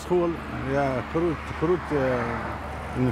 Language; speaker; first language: Dutch; non-native, learner; Arabic